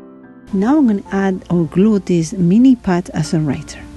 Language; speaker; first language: English; non-native, fluent; Spanish